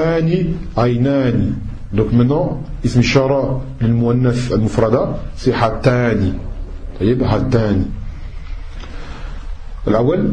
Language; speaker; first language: Arabic; non-native, fluent; French